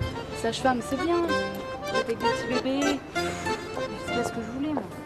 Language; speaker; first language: French; native; French